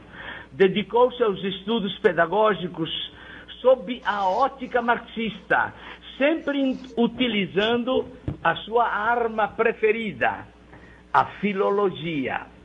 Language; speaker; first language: Portuguese; non-native, fluent; Italian